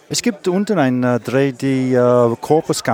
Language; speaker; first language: German; non-native, learner; English